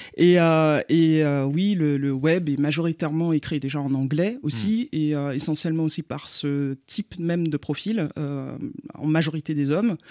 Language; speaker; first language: French; native; French